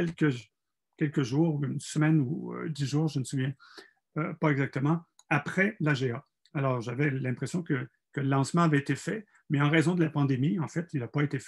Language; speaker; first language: French; native; French